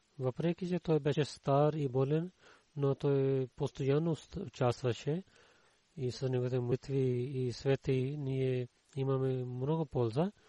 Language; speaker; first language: Bulgarian; non-native, learner; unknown